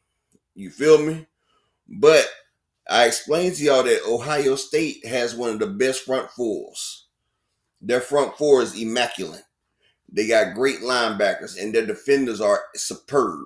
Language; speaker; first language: English; native; English